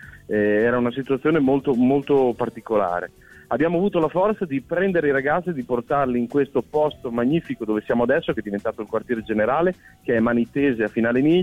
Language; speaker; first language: Italian; native; Italian